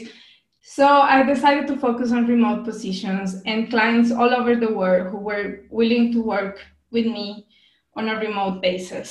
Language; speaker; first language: English; non-native, fluent; Spanish